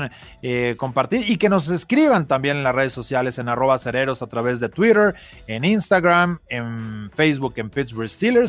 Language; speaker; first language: Spanish; native; Spanish